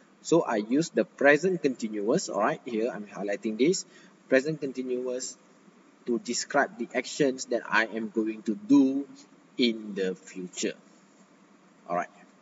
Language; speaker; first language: English; non-native, local second language; Malay